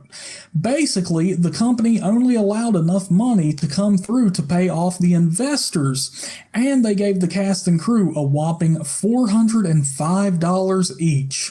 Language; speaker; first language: English; native; English